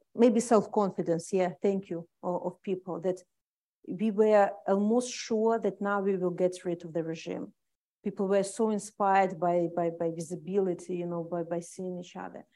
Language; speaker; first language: English; non-native, fluent; Russian